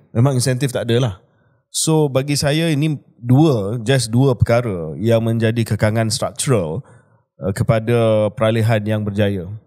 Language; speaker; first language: Malay; early bilingual, heritage; Malay